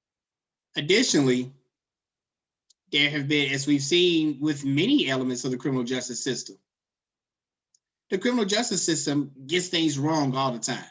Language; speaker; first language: English; native; English